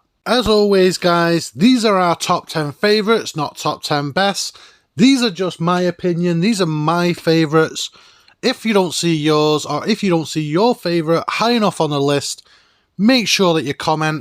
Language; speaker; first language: English; native; English